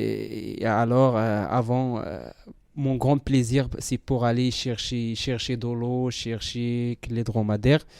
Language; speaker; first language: French; non-native, learner; Central Atlas Tamazight